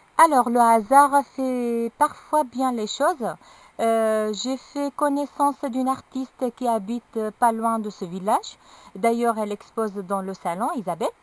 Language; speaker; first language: French; non-native, local second language; Arabic